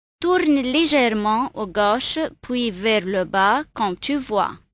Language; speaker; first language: French; non-native, fluent; Arabic